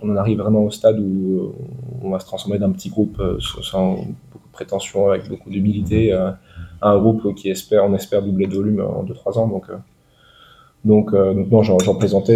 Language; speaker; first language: French; native; French